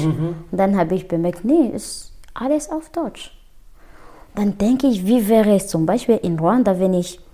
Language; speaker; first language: German; non-native, fluent; Kinyarwanda